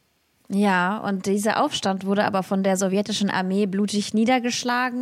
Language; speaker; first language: German; early bilingual, other home language; Russian